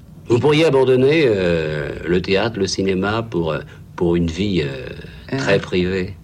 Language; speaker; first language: French; native; French